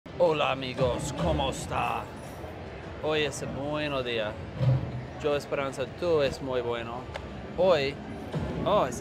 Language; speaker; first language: Spanish; non-native, learner; English